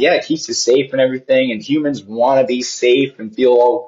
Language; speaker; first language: English; native; English